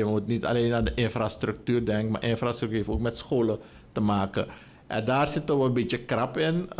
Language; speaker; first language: Dutch; native; Dutch